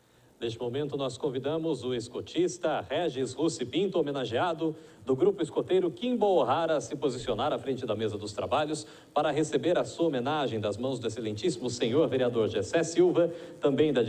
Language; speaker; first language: Portuguese; native; Portuguese